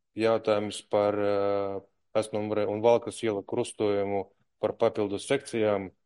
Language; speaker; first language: Latvian; non-native, local second language; Russian